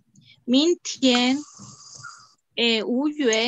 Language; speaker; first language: Chinese; non-native, learner; Spanish